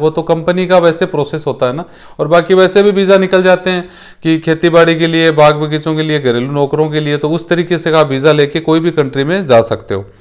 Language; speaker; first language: Hindi; native; Hindi